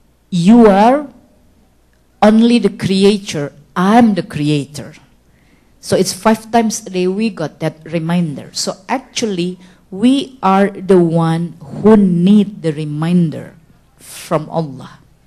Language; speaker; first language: English; non-native, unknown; Indonesian